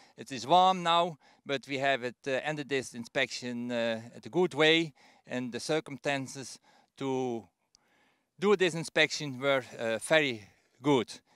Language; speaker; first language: English; non-native, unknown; Dutch